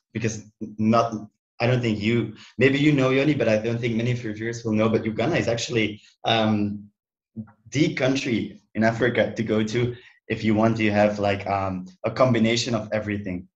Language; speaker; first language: English; non-native, fluent; Dutch